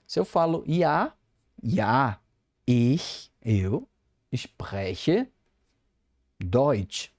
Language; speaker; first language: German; non-native, fluent; Portuguese